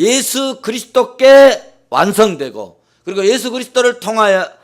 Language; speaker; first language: Korean; native; Korean